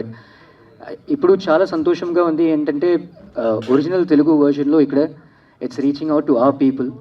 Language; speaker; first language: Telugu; non-native, learner; Tamil